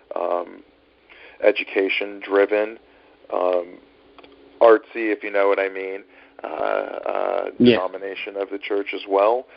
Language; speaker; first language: English; native; English